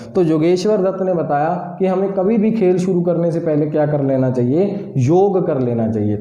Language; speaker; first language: Hindi; native; Hindi